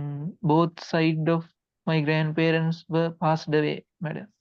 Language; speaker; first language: English; non-native, learner; Sinhala